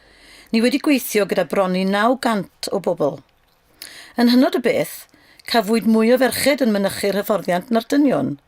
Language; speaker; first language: Welsh; native; Welsh